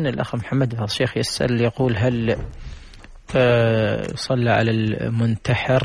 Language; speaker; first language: Arabic; native; Arabic